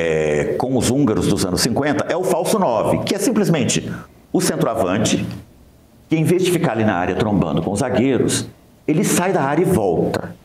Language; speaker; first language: Portuguese; native; Portuguese